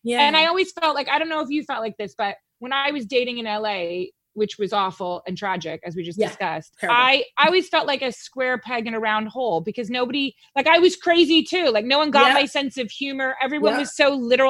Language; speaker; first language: English; native; English